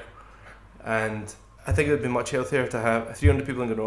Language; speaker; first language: English; native; English